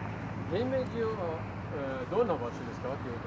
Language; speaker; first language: Japanese; non-native, fluent; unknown